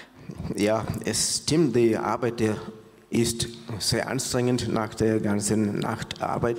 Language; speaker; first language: German; non-native, fluent; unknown